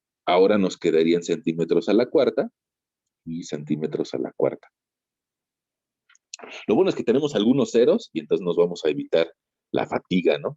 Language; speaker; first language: Spanish; native; Spanish